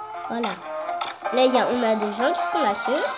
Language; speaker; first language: French; native; French